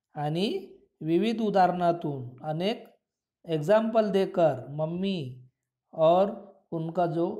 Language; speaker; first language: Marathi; non-native, local second language; Urdu